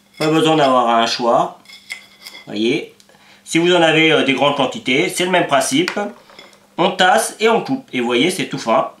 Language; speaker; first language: French; native; French